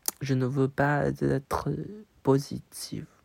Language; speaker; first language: French; non-native, learner; Chinese